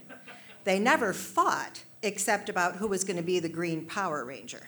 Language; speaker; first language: English; native; English